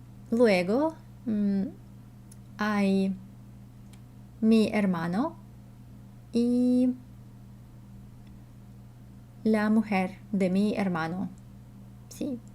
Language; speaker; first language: Spanish; non-native, learner; Russian